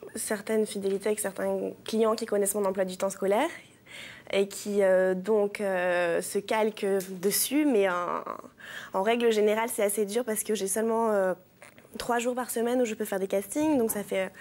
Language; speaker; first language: French; native; French